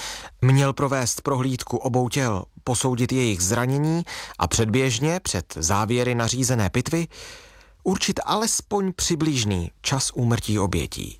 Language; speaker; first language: Czech; native; Czech